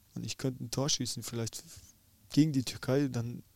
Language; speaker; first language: German; native; German